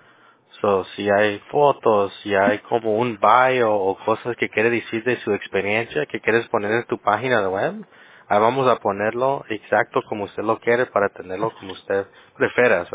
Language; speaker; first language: Spanish; early bilingual, heritage; English